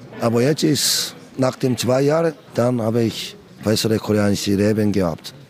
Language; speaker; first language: German; non-native, learner; Korean